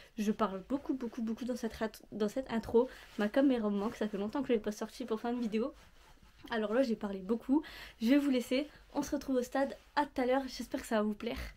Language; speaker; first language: French; native; French